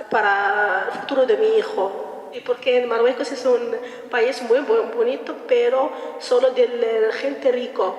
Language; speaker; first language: Spanish; non-native, learner; Arabic